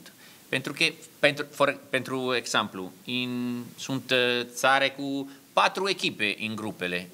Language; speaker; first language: Romanian; non-native, learner; Italian